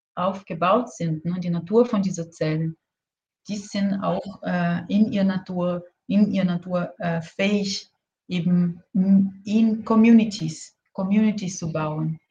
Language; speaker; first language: German; non-native, fluent; Portuguese